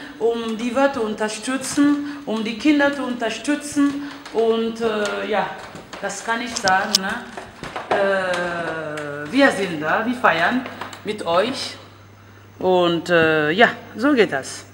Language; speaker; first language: German; non-native, fluent; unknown